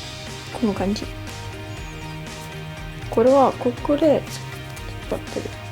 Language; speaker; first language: Japanese; non-native, learner; English